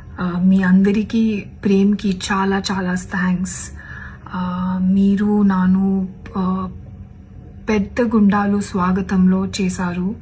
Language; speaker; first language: Telugu; non-native, learner; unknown